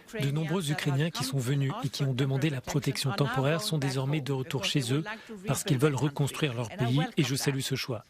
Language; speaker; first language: French; native; French